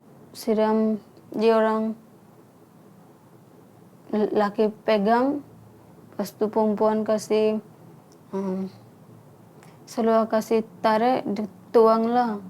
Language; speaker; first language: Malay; non-native, learner; Bangla